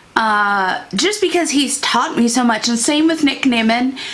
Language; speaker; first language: English; native; English